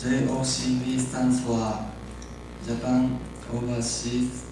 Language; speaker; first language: English; non-native, learner; Japanese